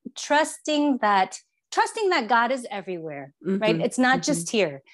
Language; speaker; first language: English; non-native, fluent; Chinese